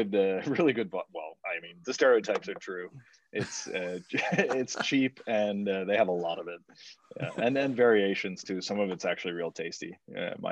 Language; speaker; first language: English; native; English